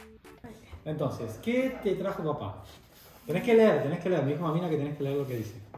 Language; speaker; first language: Spanish; native; Spanish